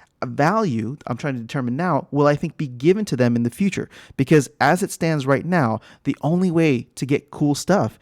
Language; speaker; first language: English; native; English